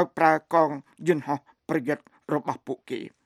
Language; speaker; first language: Khmer; native; Khmer